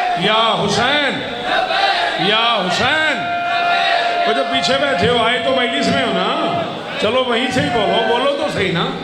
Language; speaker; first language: Urdu; non-native, local second language; Punjabi